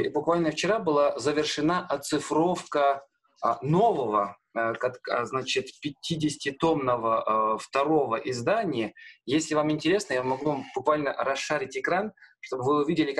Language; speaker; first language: Russian; native; Russian